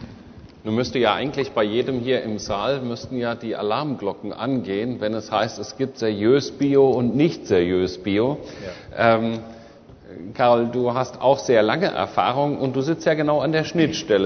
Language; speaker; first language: German; native; German